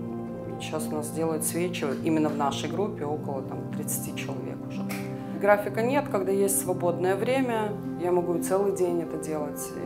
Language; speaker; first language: Russian; native; Russian